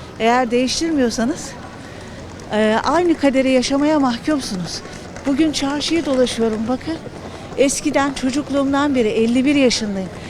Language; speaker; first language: Turkish; native; Turkish